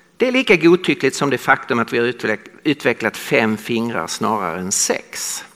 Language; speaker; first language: Swedish; native; Swedish